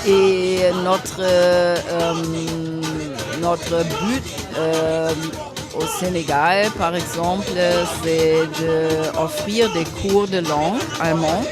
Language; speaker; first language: French; non-native, fluent; German